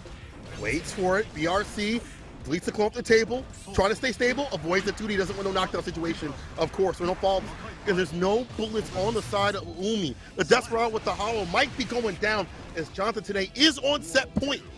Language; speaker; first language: English; native; English